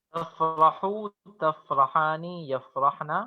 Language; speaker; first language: Arabic; non-native, fluent; Urdu